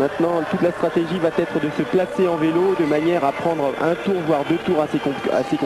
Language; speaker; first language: French; native; French